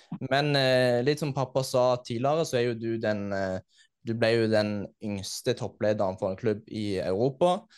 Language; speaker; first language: Norwegian; native; Norwegian